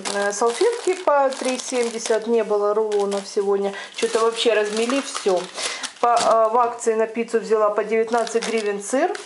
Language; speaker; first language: Russian; non-native, local second language; Ukrainian